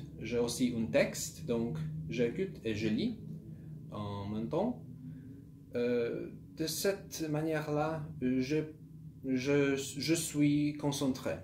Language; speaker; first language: French; non-native, learner; Polish